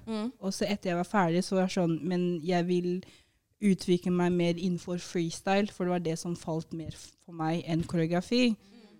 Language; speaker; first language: Norwegian; early bilingual, other home language; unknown